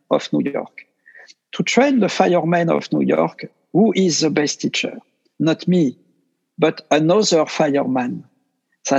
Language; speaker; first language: English; non-native, fluent; French